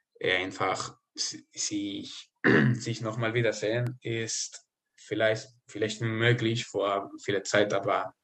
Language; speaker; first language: German; non-native, learner; Spanish